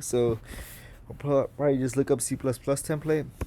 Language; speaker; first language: English; native; English